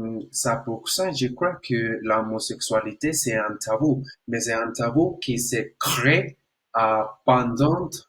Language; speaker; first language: French; non-native, learner; Spanish